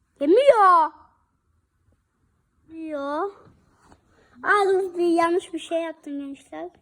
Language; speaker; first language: Turkish; early bilingual, heritage; Turkish